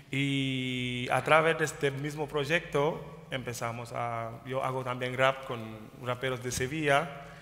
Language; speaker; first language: Spanish; non-native, fluent; Wolof